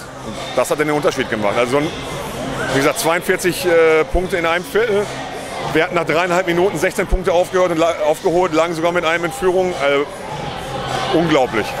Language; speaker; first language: German; native; German